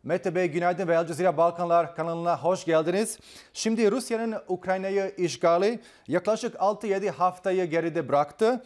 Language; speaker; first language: Turkish; non-native, fluent; Bosnian